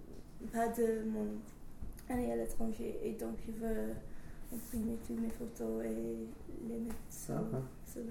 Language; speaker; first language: French; non-native, learner; English